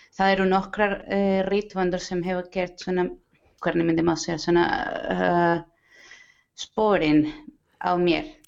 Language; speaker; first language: Icelandic; non-native, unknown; Spanish